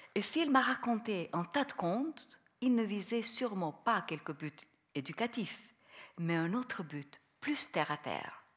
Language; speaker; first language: French; non-native, fluent; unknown